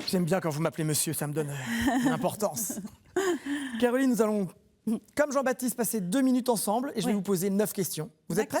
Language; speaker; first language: French; native; French